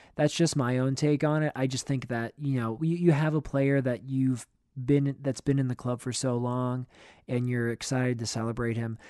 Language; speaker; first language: English; native; English